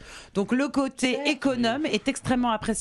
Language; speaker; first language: French; native; French